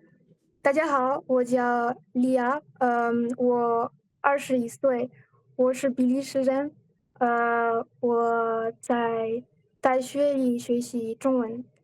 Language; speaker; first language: Chinese; non-native, learner; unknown